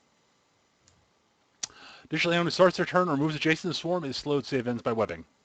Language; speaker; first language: English; native; English